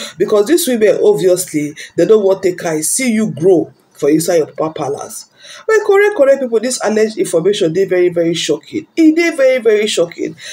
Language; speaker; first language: Nigerian Pidgin; non-native, local second language; Yoruba